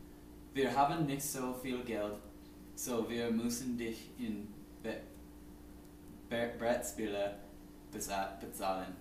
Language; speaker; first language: German; non-native, learner; English